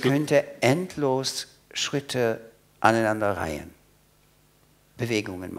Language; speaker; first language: German; non-native, fluent; English